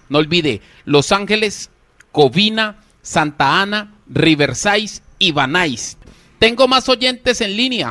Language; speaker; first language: Spanish; native; Spanish